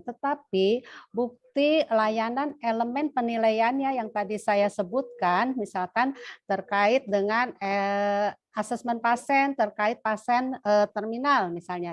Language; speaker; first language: Indonesian; native; Indonesian